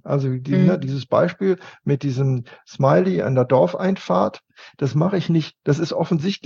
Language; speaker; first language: German; native; German